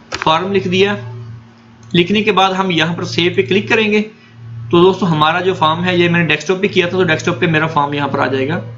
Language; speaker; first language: Hindi; non-native, local second language; Punjabi